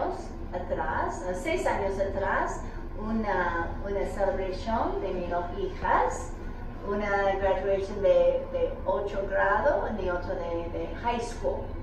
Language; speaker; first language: Spanish; non-native, learner; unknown